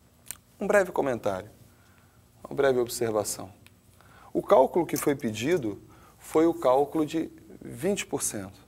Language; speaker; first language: Portuguese; native; Portuguese